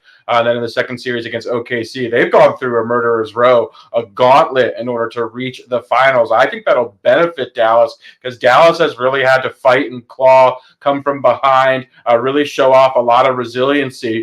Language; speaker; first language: English; native; English